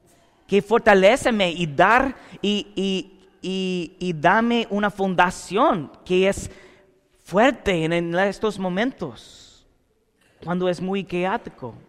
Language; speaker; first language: Spanish; non-native, learner; English